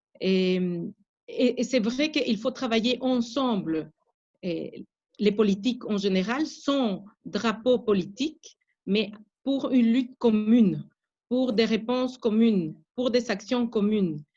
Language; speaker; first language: French; non-native, fluent; Spanish